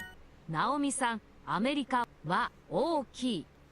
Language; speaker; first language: Japanese; non-native, learner; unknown